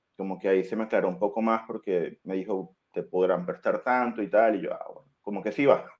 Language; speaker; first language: Spanish; native; Spanish